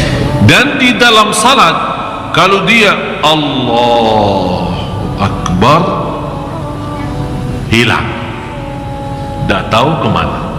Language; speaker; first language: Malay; non-native, fluent; Arabic